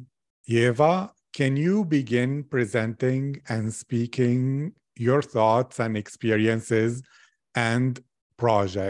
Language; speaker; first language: English; non-native, fluent; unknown